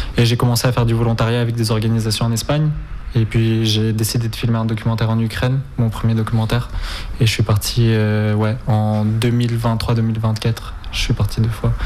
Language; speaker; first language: French; non-native, fluent; Spanish